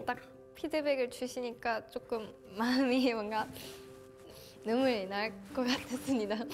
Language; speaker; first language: Korean; non-native, fluent; Japanese